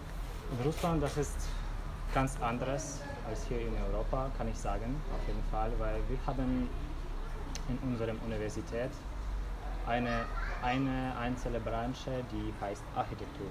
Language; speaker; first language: German; non-native, fluent; Russian